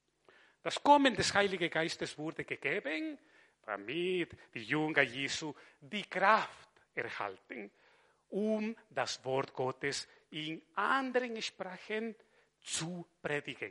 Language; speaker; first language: German; non-native, fluent; Spanish